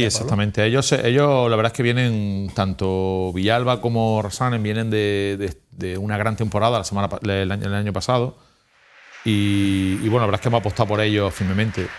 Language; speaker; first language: Spanish; native; Spanish